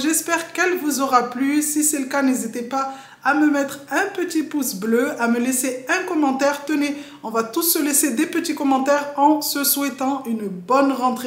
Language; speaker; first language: French; non-native, local second language; Comorian